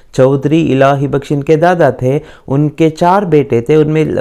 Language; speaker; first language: Hindi; non-native, local second language; Kannada